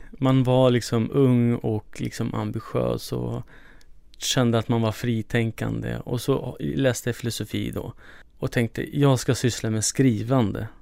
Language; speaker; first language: Swedish; early bilingual, other home language; Kurdish